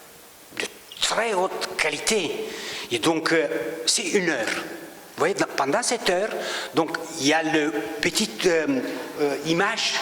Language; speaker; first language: French; non-native, local second language; Romanian